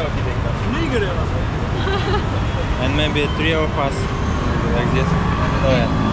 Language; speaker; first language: English; non-native, learner; Russian